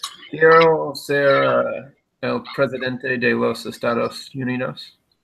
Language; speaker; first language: Spanish; non-native, learner; English